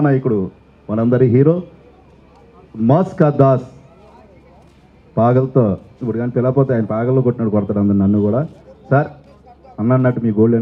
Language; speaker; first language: Telugu; native; Telugu